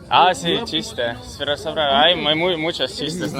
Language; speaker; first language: Spanish; non-native, learner; Estonian